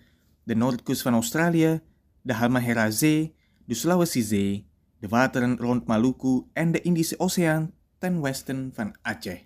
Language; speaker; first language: Dutch; non-native, fluent; Indonesian